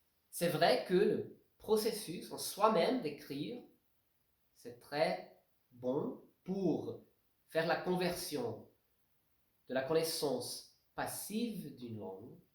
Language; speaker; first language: French; non-native, fluent; Portuguese